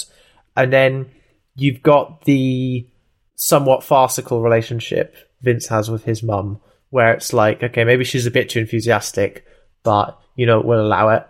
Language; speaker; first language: English; native; English